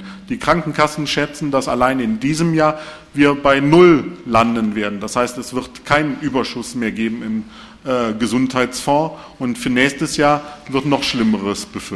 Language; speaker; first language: German; native; German